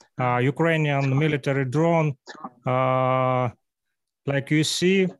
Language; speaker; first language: English; non-native, learner; Russian